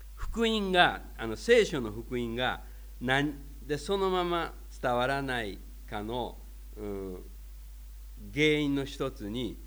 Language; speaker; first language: Japanese; native; Japanese